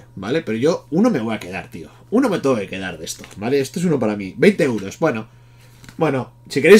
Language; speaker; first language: Spanish; native; Spanish